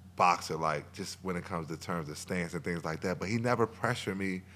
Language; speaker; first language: English; native; English